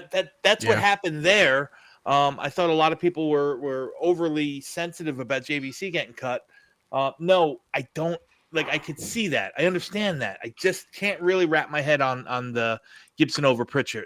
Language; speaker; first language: English; native; English